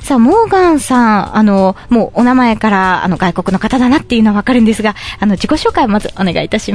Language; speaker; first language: Japanese; native; Japanese